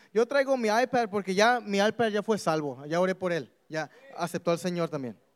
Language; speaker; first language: Spanish; early bilingual, heritage; Spanish